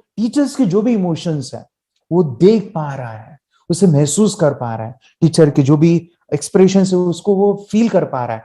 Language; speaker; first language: Hindi; native; Hindi